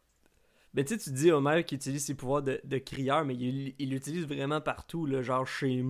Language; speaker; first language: French; native; French